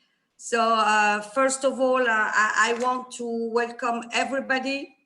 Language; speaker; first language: English; non-native, fluent; Arabic